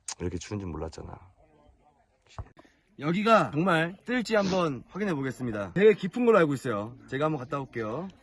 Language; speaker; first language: Korean; native; Korean